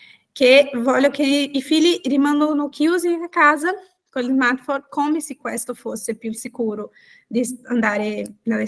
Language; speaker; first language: Italian; non-native, fluent; Portuguese